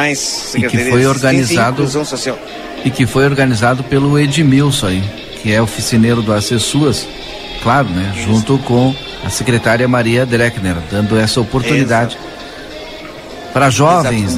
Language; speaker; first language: Portuguese; native; Portuguese